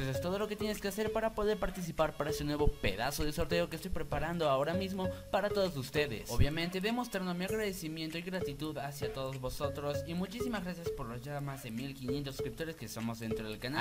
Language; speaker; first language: Spanish; native; Spanish